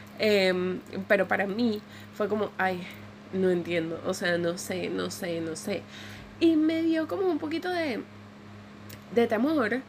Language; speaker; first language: Spanish; native; Spanish